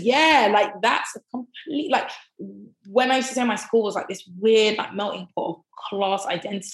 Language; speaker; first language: English; native; English